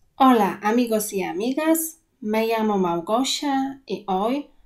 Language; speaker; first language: Spanish; non-native, fluent; Polish